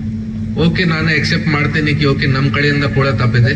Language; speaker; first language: Kannada; non-native, local second language; Hindi